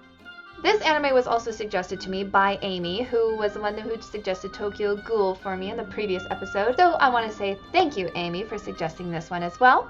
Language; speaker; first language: English; native; English